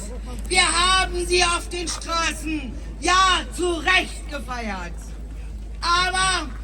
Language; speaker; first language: German; early bilingual, other home language; Kurdish